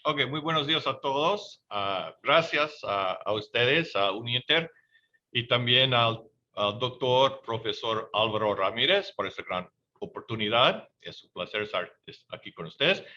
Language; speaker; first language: Spanish; non-native, fluent; English